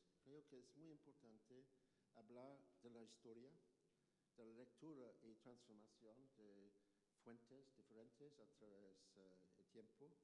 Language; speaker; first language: Spanish; non-native, learner; English